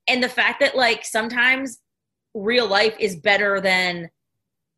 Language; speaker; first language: English; native; English